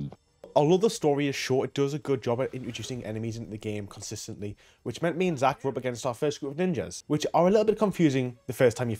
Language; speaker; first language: English; native; English